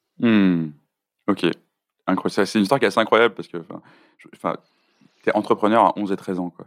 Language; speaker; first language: French; native; French